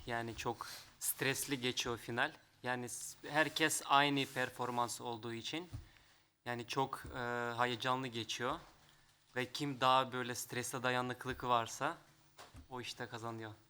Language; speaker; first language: Turkish; early bilingual, other home language; Russian